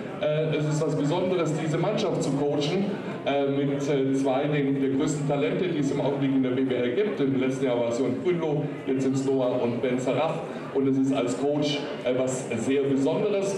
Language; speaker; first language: German; native; German